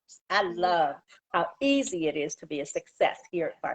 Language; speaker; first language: English; native; English